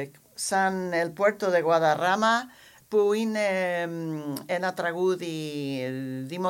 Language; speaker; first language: Greek; non-native, fluent; English